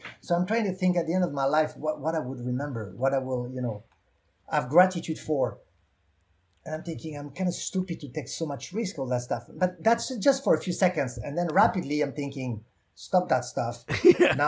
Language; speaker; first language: English; non-native, fluent; French